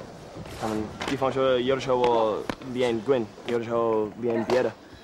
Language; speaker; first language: Chinese; non-native, learner; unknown